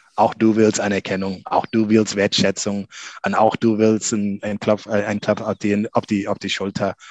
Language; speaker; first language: German; non-native, fluent; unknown